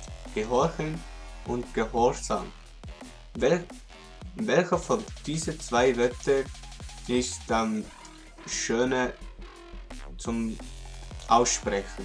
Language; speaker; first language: German; non-native, local second language; Swiss German